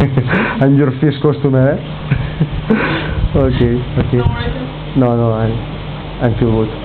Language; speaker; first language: English; non-native, learner; Catalan